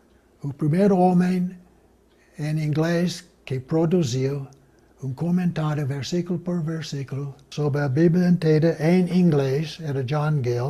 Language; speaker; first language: Portuguese; non-native, fluent; English